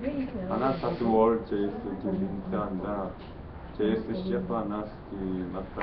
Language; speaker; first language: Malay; non-native, learner; Korean